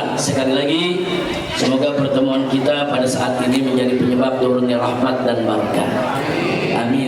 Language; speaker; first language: Indonesian; native; Indonesian